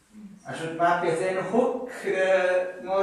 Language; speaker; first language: Welsh; native; Welsh